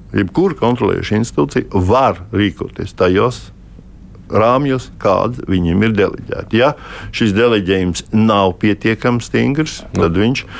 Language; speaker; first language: Latvian; native; Latvian